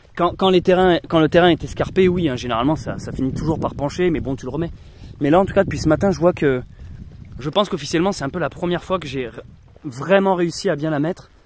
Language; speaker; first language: French; native; French